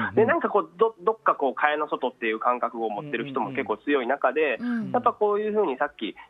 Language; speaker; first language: Japanese; native; Japanese